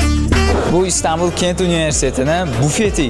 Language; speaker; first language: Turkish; non-native, learner; Uzbek